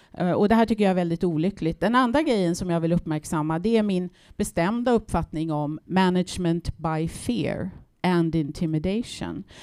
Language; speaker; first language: Swedish; native; Swedish